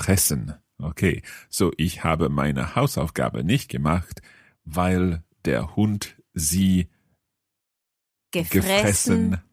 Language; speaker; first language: German; non-native, learner; English